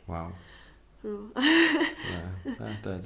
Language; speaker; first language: Czech; native; Czech